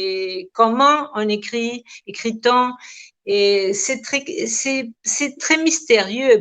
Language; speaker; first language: French; non-native, fluent; Spanish